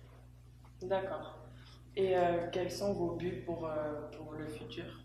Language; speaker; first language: French; native; French